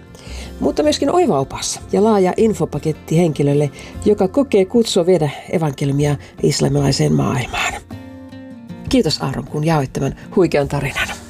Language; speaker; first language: Finnish; native; Finnish